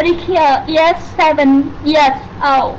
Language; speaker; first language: English; non-native, learner; Vietnamese